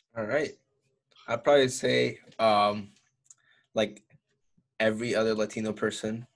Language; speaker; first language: English; early bilingual, other home language; Spanish